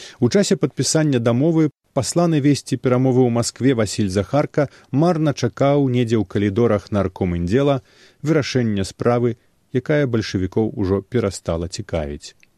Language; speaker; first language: Belarusian; native; Belarusian